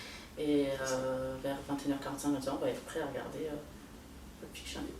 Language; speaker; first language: French; native; French